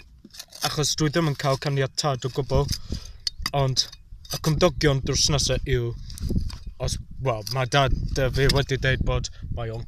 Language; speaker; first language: Welsh; non-native, local second language; English